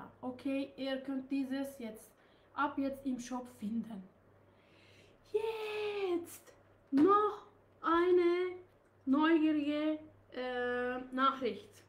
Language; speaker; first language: German; non-native, learner; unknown